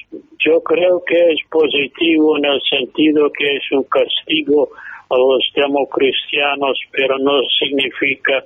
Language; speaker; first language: Spanish; non-native, fluent; English